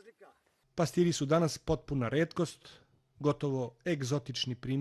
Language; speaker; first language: Bosnian; native; Bosnian